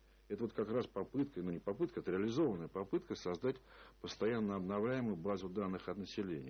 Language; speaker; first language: Russian; native; Russian